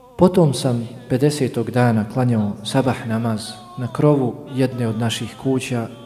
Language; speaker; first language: Serbian; native; Serbian